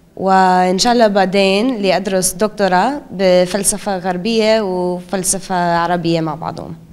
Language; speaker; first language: Arabic; non-native, fluent; English